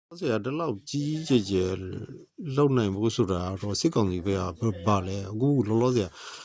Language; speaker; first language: Burmese; native; Burmese